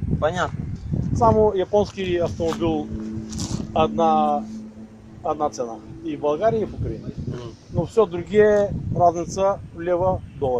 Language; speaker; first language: Russian; non-native, learner; Bulgarian